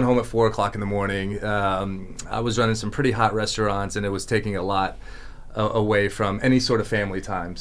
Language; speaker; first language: English; native; English